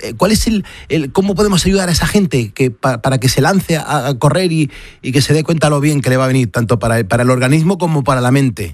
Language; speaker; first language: Spanish; native; Spanish